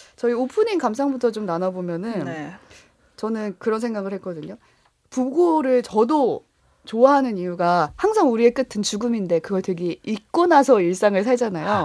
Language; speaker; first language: Korean; native; Korean